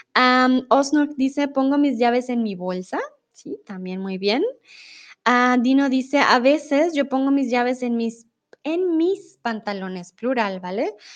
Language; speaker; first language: Spanish; native; Spanish